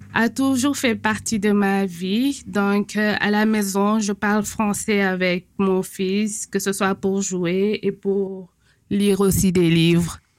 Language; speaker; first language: French; non-native, local second language; Wolof